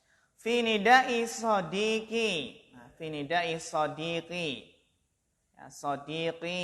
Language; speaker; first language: Arabic; non-native, fluent; Indonesian